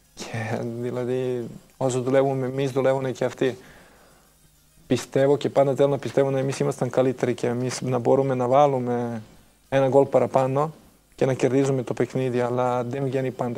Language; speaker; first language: Greek; non-native, fluent; Serbian